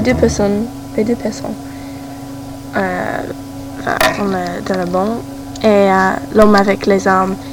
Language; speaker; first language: French; non-native, learner; English